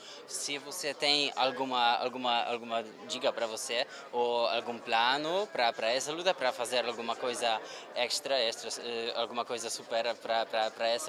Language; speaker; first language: Portuguese; non-native, learner; Polish